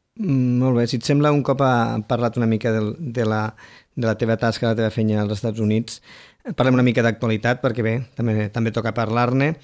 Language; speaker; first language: Catalan; native; Catalan